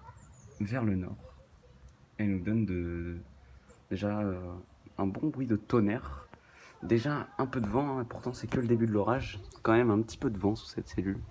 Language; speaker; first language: French; native; French